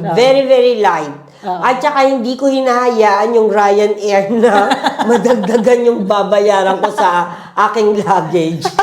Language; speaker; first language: Filipino; native; Filipino